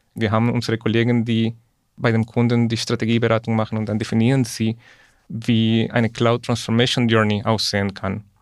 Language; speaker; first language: German; non-native, fluent; Spanish